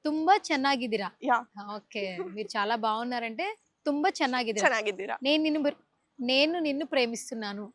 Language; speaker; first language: Telugu; native; Telugu